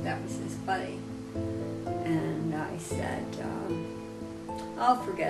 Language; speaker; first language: English; native; English